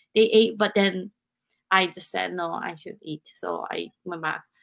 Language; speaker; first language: English; non-native, fluent; Japanese